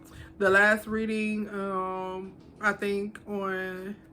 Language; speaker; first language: English; native; English